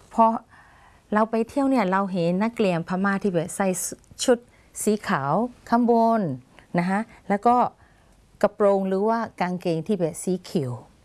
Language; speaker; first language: Thai; non-native, fluent; Burmese